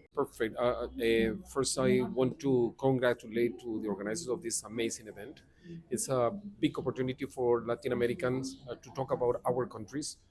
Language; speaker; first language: English; non-native, fluent; Spanish